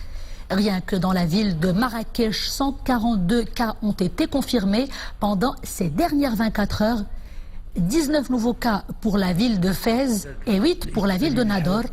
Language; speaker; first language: French; non-native, local second language; Arabic